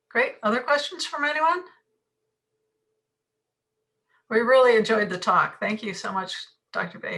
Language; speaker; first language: English; native; English